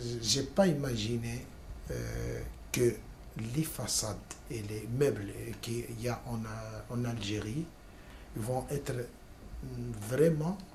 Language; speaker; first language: French; non-native, learner; Spanish